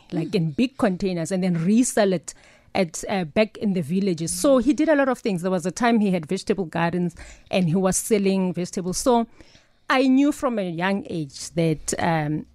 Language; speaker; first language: English; non-native, local second language; Northern Sotho